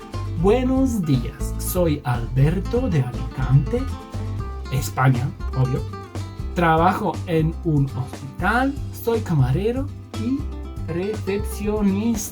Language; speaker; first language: Spanish; non-native, fluent; English